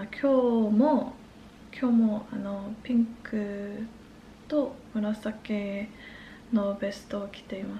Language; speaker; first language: Japanese; non-native, fluent; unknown